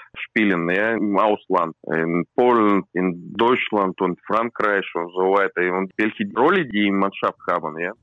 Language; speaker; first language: German; non-native, learner; Russian